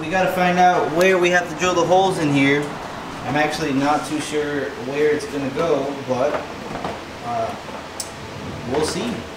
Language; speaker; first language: English; early bilingual, other home language; Spanish